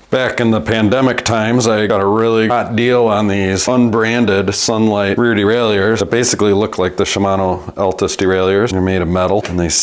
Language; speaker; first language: English; native; English